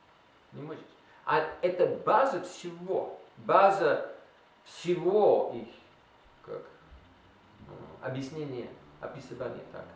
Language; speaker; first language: Russian; non-native, learner; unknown